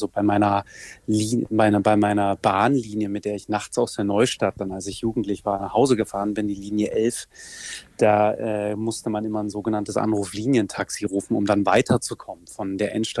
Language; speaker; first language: German; native; German